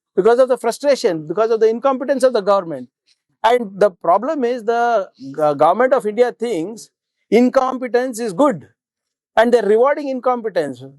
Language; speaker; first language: English; non-native, local second language; Kannada